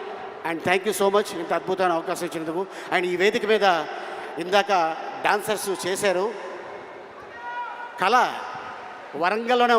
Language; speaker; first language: Telugu; native; Telugu